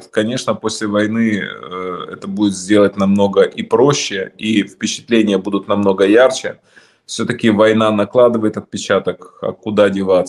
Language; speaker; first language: Russian; native; Russian